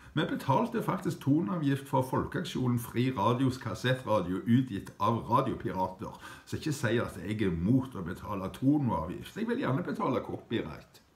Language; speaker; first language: Norwegian; native; Norwegian